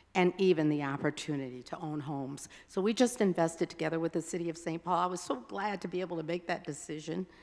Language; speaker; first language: English; native; English